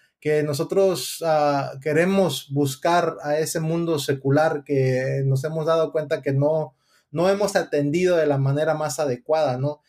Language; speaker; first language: Spanish; early bilingual, heritage; Spanish